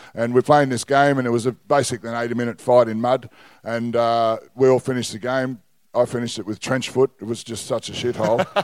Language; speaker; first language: English; native; English